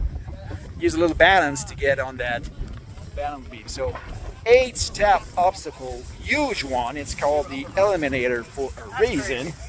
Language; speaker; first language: English; non-native, local second language; French